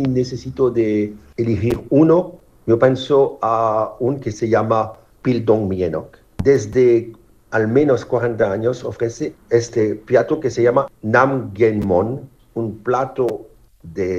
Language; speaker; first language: Spanish; non-native, fluent; French